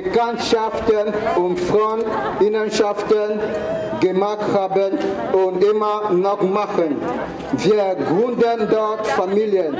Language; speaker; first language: German; non-native, fluent; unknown